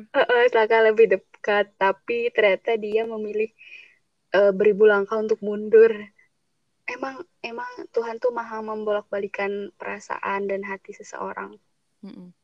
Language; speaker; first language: Indonesian; non-native, local second language; Sundanese